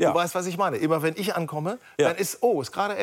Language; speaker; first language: German; native; German